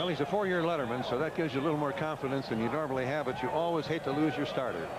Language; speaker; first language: English; native; English